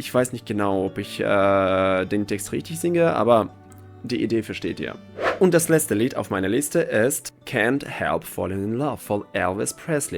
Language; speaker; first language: German; non-native, fluent; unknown